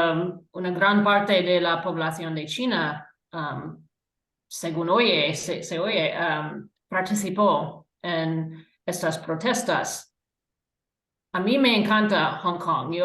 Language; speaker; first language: Spanish; non-native, fluent; English